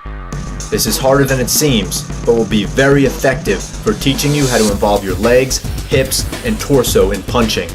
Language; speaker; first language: English; native; English